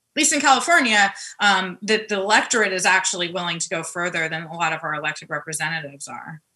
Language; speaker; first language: English; native; English